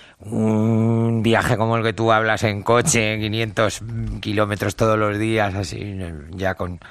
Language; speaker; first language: Spanish; native; Spanish